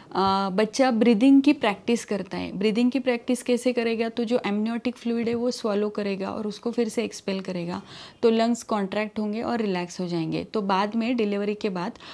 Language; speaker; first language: Hindi; non-native, local second language; Marathi